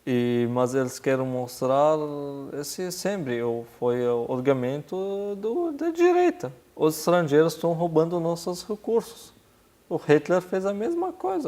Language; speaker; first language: Portuguese; non-native, fluent; Arabic